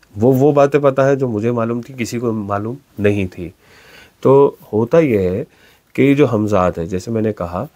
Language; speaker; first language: Urdu; native; Urdu